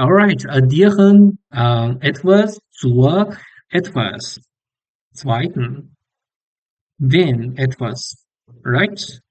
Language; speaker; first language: German; non-native, learner; English